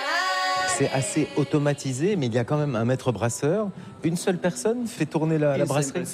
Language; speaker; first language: French; native; French